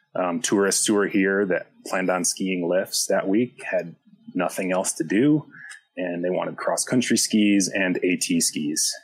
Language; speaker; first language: English; native; English